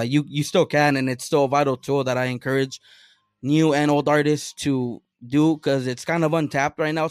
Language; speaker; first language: English; early bilingual, other home language; Spanish